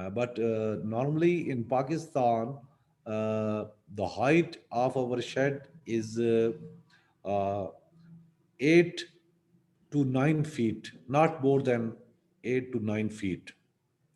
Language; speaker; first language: English; non-native, local second language; Urdu